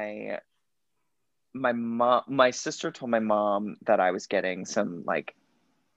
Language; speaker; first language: English; native; English